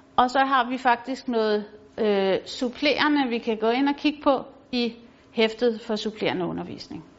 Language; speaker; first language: Danish; native; Danish